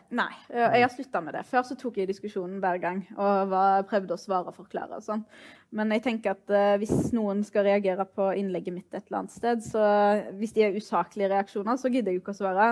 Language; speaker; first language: Norwegian; early bilingual, other home language; Arabic